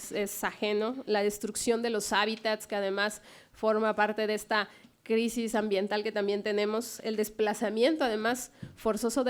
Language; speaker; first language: Spanish; native; Spanish